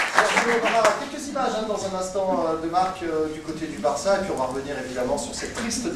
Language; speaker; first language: French; native; French